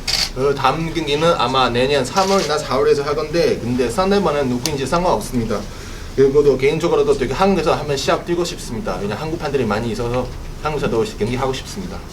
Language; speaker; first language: Korean; non-native, learner; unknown